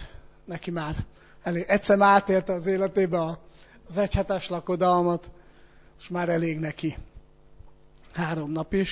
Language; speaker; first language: Hungarian; native; Hungarian